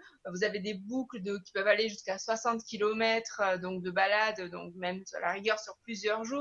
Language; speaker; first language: French; native; French